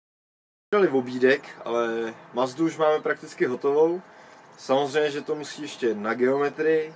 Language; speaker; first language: Czech; native; Czech